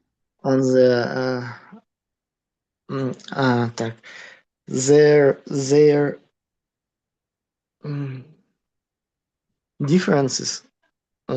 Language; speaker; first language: English; non-native, learner; Russian